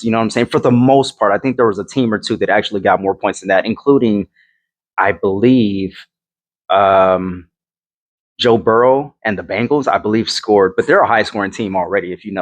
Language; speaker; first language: English; native; English